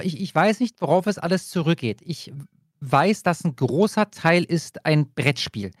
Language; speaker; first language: German; native; German